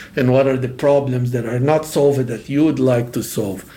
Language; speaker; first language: English; non-native, fluent; Portuguese